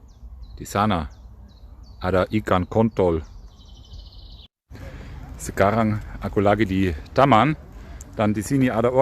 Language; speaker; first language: Indonesian; non-native, fluent; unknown